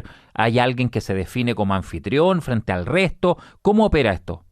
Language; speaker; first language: Spanish; native; Spanish